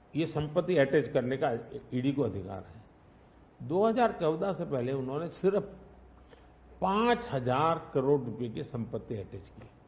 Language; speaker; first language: Hindi; non-native, local second language; Gujarati